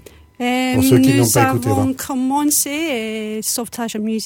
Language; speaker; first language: French; non-native, fluent; English